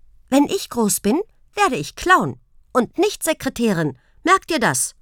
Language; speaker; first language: German; native; German